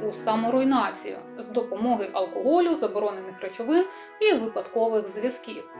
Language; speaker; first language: Ukrainian; native; Ukrainian